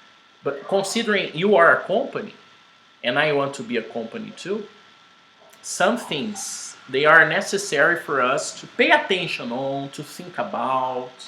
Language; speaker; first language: English; non-native, fluent; Portuguese